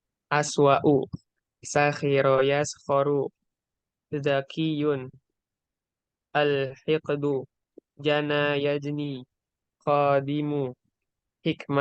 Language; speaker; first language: Arabic; non-native, learner; Indonesian